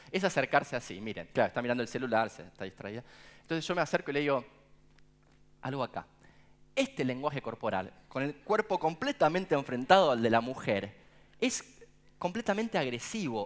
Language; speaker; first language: Spanish; native; Spanish